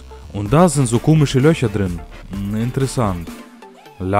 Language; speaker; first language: German; native; German